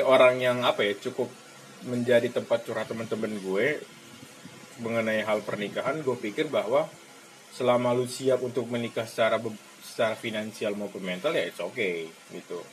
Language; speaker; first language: Indonesian; native; Indonesian